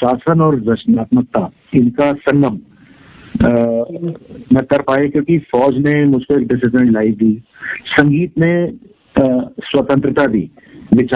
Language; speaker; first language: Hindi; native; Hindi